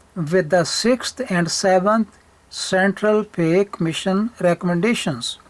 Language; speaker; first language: English; non-native, local second language; Punjabi